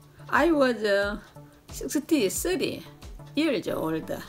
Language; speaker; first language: English; non-native, learner; Korean